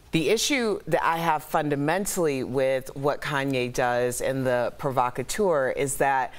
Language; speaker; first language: English; native; English